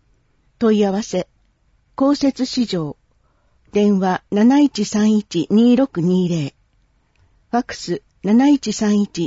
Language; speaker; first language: Japanese; native; Japanese